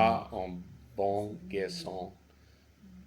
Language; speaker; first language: French; non-native, learner; English